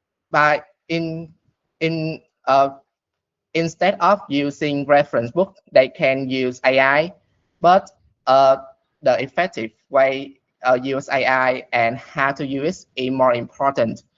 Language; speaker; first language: English; non-native, learner; Vietnamese